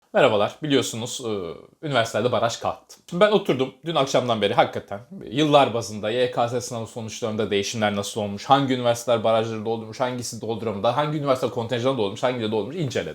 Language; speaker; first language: Turkish; native; Turkish